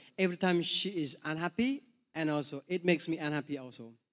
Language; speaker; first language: English; non-native, fluent; Khmer